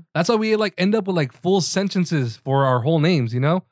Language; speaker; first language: English; early bilingual, other home language; Spanish